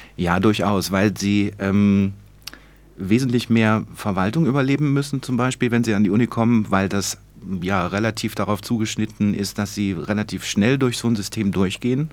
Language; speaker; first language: German; native; German